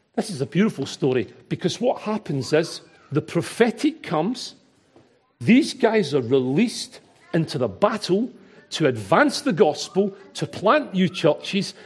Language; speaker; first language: English; native; English